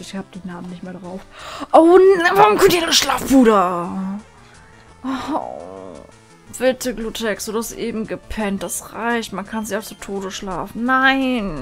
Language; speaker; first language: German; native; German